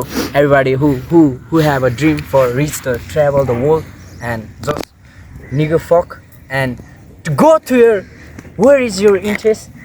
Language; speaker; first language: English; non-native, learner; Nepali